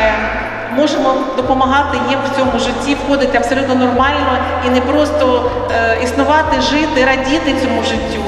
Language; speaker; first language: Ukrainian; native; Ukrainian